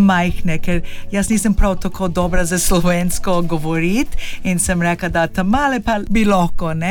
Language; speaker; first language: Slovenian; early bilingual, heritage; Slovenian